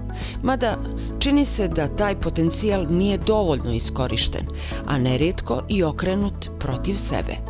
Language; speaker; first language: Bosnian; native; Bosnian